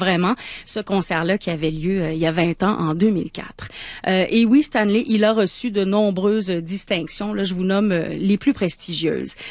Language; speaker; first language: French; native; French